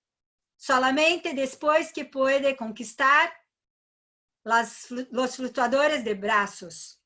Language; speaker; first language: Spanish; non-native, learner; Portuguese